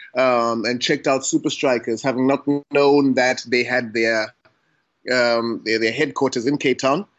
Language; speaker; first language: English; non-native, local second language; Xhosa